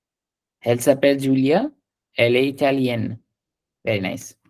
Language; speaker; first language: French; non-native, fluent; Hindi